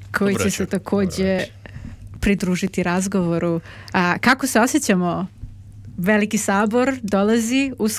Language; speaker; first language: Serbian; early bilingual, heritage; Serbian